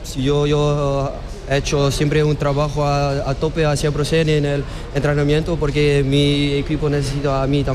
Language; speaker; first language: Spanish; non-native, learner; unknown